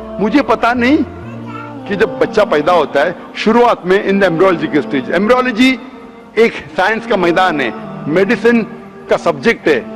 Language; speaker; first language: Hindi; non-native, local second language; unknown